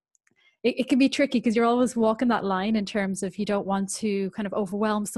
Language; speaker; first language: English; native; English